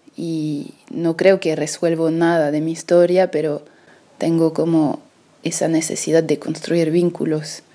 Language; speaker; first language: Spanish; early bilingual, other home language; French